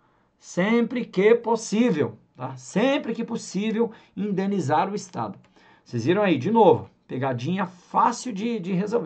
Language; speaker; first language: Portuguese; native; Portuguese